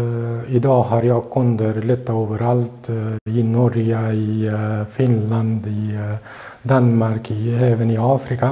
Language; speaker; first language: Swedish; non-native, fluent; Arabic